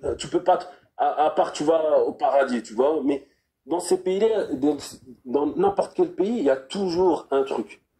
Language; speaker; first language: French; early bilingual, other home language; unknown